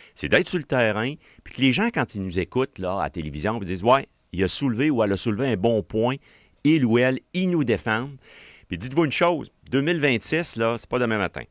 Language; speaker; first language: French; native; French